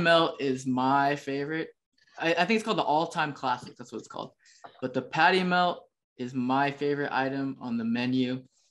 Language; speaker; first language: English; native; English